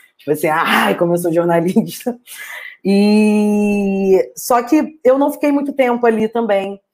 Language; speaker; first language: Portuguese; native; Portuguese